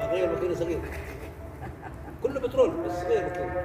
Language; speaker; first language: Arabic; non-native, learner; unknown